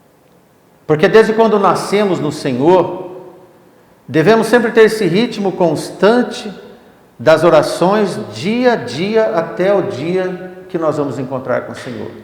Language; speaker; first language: Portuguese; native; Portuguese